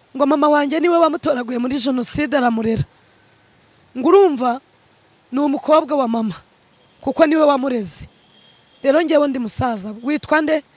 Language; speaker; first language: Kinyarwanda; early bilingual, other home language; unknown